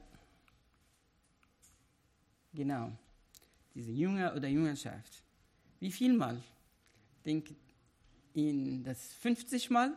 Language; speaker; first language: German; non-native, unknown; Arabic